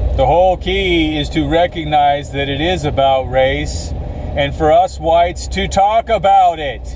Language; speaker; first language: English; native; English